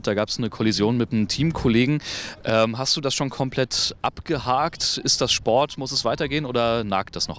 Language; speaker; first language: German; native; German